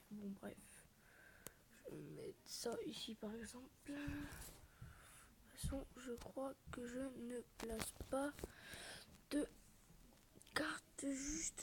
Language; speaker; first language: French; native; French